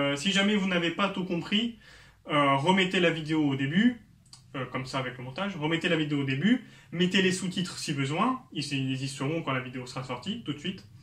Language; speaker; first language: French; native; French